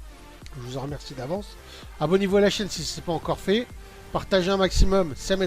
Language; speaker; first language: French; native; French